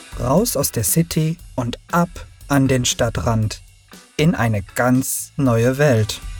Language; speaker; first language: German; early bilingual, other home language; Turkish